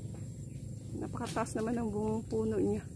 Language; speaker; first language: Filipino; non-native, local second language; Aklanon